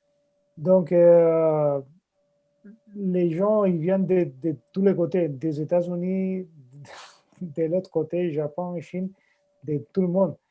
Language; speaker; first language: French; non-native, fluent; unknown